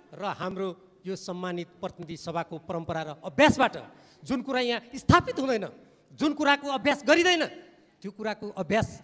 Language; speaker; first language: Nepali; native; Nepali